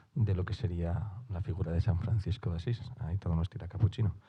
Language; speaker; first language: Spanish; non-native, local second language; Basque